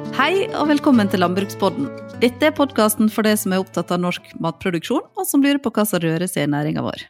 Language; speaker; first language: Norwegian; native; Norwegian